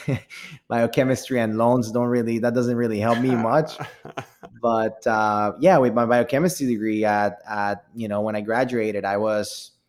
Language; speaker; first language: English; early bilingual, other home language; Spanish